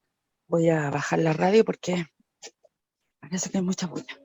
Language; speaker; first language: Spanish; native; Spanish